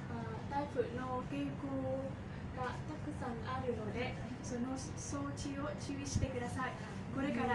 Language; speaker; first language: Japanese; non-native, learner; Vietnamese